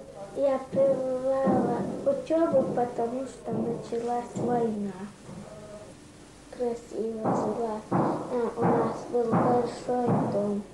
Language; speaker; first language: Russian; non-native, local second language; Chechen